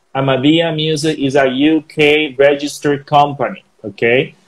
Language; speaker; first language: English; non-native, fluent; Spanish